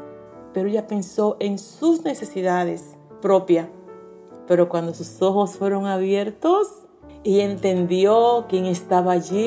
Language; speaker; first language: Spanish; native; Spanish